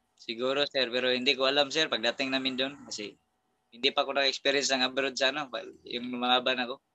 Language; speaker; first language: Filipino; non-native, local second language; Cebuano